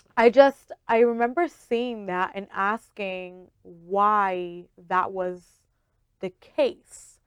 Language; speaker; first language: English; early bilingual, other home language; Spanish